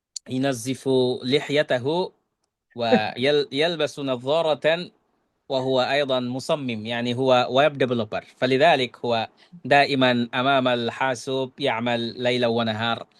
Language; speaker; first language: Arabic; non-native, fluent; Bangla